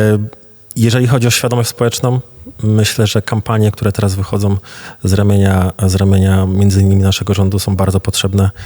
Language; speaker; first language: Polish; native; Polish